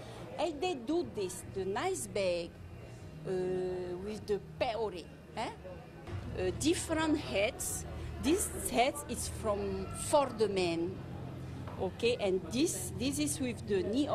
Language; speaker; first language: English; non-native, learner; French